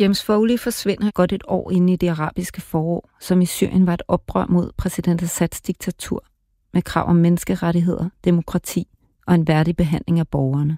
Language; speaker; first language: Danish; native; Danish